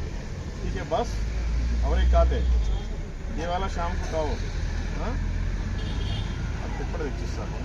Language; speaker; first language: Hindi; non-native, local second language; Telugu